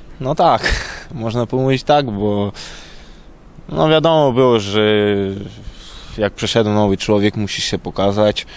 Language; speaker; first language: Polish; non-native, learner; Ukrainian